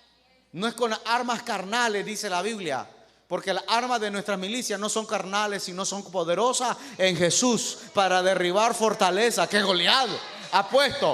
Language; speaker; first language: Spanish; native; Spanish